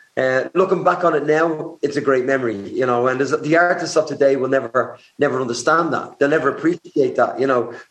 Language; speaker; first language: English; native; English